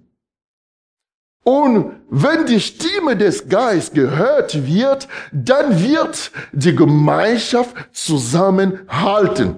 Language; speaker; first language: German; non-native, fluent; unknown